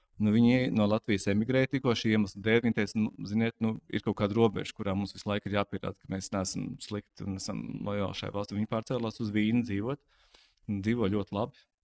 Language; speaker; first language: Latvian; native; Latvian